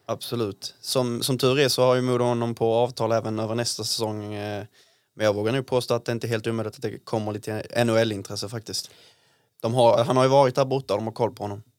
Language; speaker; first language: Swedish; native; Swedish